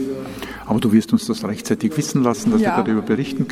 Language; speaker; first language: German; native; German